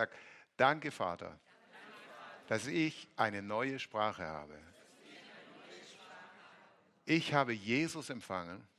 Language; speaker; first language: German; native; German